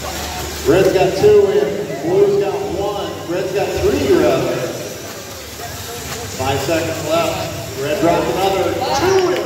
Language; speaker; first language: English; native; English